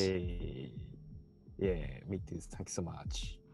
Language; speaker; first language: English; non-native, learner; Japanese